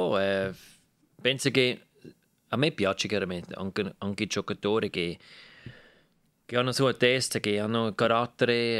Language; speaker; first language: Italian; non-native, local second language; German